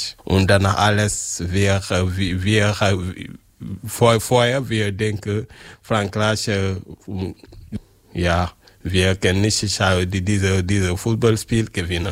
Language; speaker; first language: German; non-native, local second language; French